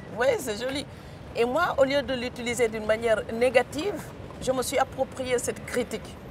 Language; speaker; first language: French; non-native, local second language; Serer